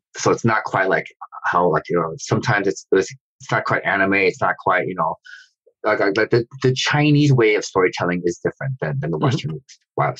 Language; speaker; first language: English; native; English